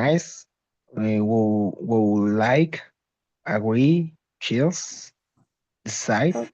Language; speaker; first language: English; non-native, learner; Spanish